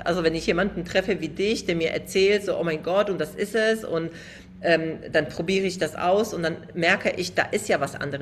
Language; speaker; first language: German; native; German